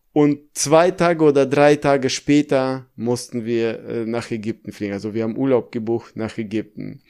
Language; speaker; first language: German; early bilingual, other home language; Russian